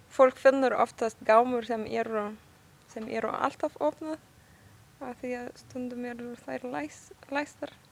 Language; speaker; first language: Icelandic; non-native, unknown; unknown